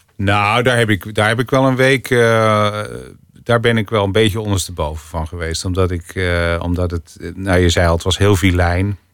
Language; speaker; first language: Dutch; native; Dutch